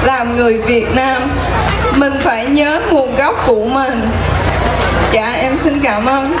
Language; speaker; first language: Vietnamese; early bilingual, heritage; Vietnamese